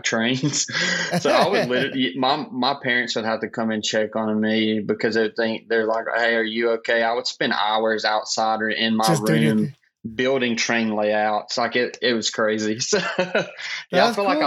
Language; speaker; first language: English; native; English